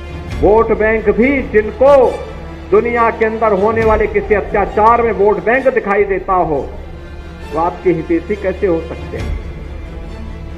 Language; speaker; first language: Hindi; native; Hindi